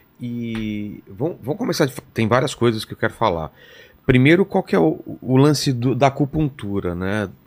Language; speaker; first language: Portuguese; native; Portuguese